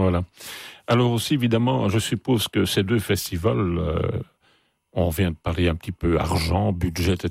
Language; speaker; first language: French; native; French